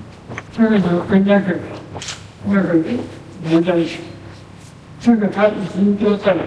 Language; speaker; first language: Chinese; non-native, local second language; Min Nan Chinese